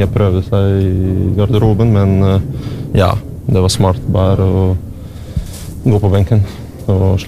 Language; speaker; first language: Norwegian; non-native, learner; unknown